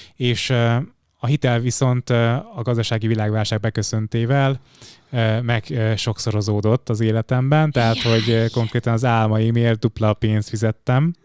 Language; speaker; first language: Hungarian; native; Hungarian